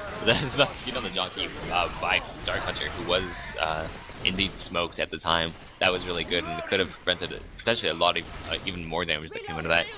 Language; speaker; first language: English; native; English